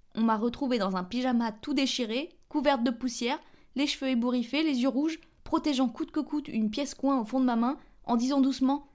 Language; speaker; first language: French; native; French